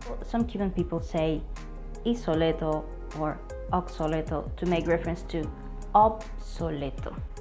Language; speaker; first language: English; non-native, fluent; Spanish